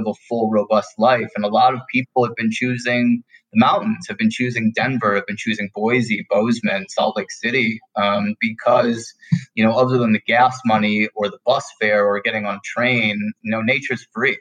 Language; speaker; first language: English; native; English